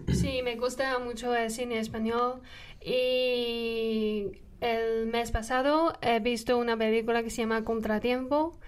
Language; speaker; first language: Spanish; non-native, learner; Chinese